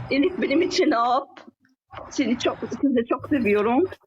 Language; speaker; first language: Turkish; non-native, fluent; Arabic